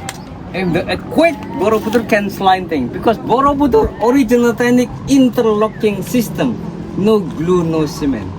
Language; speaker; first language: English; non-native, learner; Indonesian